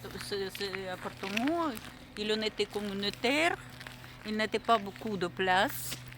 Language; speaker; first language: French; non-native, learner; Russian